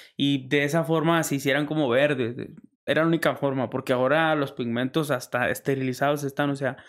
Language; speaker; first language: Spanish; native; Spanish